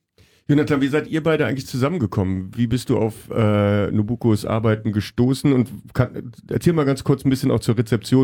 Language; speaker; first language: German; native; German